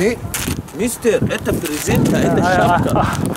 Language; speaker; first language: Russian; non-native, learner; Arabic